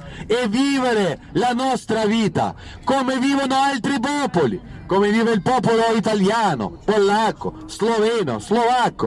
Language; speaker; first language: Italian; non-native, fluent; Ukrainian